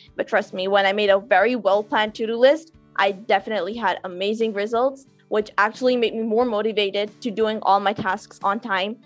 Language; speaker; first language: English; non-native, local second language; Urdu